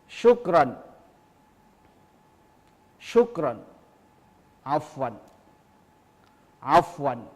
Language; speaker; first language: Arabic; non-native, fluent; Indonesian